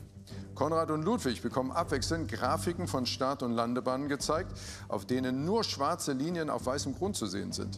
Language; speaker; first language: German; native; German